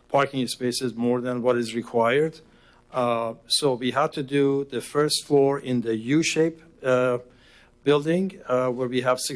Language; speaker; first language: English; non-native, fluent; Persian